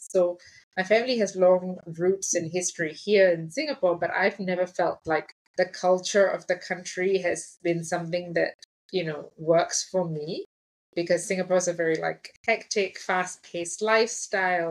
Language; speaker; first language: English; native; English